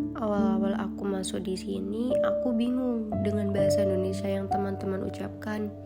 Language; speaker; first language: Indonesian; non-native, local second language; Madurese